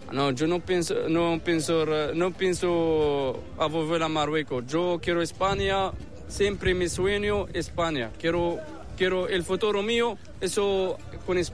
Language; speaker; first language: Spanish; non-native, learner; Arabic